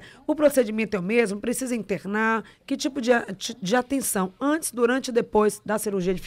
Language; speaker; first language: Portuguese; native; Portuguese